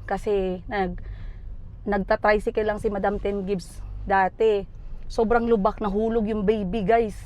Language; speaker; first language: Filipino; non-native, local second language; Cebuano